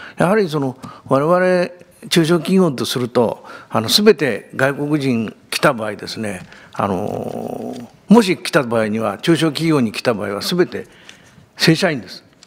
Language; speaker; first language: Japanese; native; Japanese